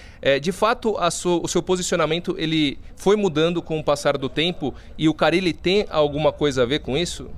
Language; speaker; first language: Portuguese; native; Portuguese